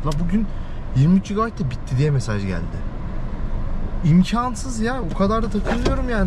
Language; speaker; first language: Turkish; native; Turkish